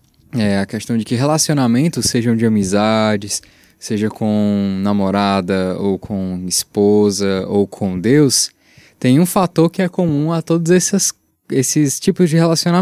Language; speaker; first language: Portuguese; native; Portuguese